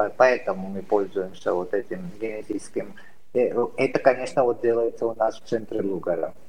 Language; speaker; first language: Russian; non-native, local second language; Georgian